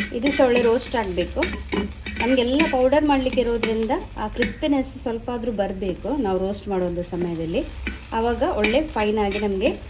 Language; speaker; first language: Kannada; non-native, local second language; Konkani